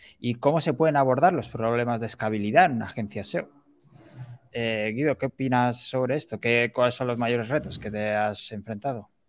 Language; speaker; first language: Spanish; native; Spanish